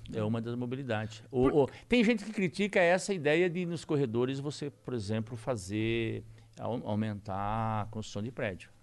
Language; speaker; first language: Portuguese; native; Portuguese